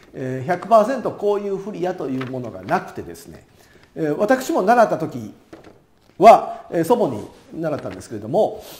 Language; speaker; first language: Japanese; native; Japanese